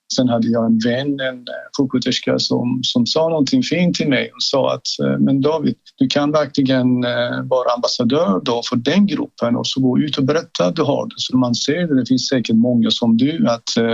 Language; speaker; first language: Swedish; non-native, fluent; Persian